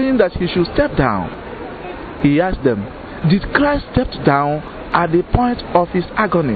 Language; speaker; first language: English; non-native, local second language; Igbo